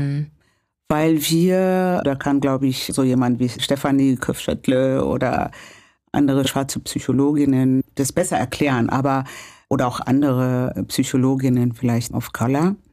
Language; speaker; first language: German; non-native, fluent; Kinyarwanda